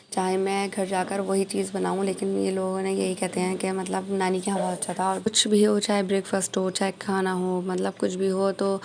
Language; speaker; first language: Hindi; native; Hindi